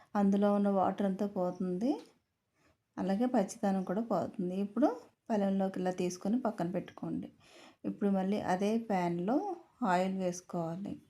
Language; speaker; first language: Telugu; native; Telugu